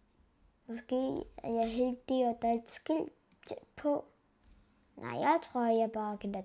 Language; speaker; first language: Danish; early bilingual, other home language; Spanish